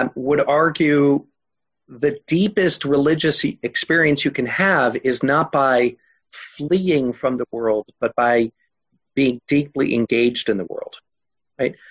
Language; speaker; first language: English; native; English